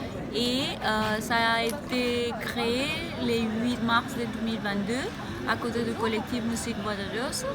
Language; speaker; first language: French; non-native, fluent; Spanish